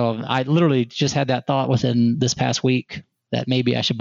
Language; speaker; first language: English; native; English